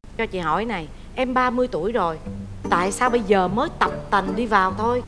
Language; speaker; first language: Vietnamese; native; Vietnamese